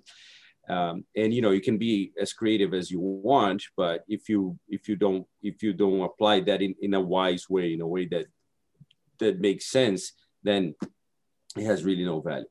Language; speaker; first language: English; non-native, fluent; Portuguese